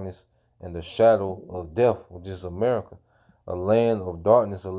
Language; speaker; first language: English; native; English